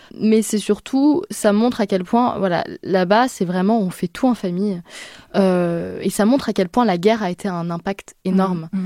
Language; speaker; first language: French; early bilingual, other home language; Arabic